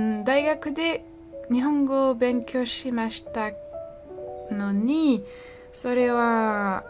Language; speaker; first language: Japanese; non-native, learner; French